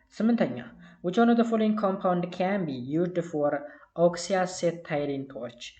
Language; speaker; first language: English; non-native, local second language; Amharic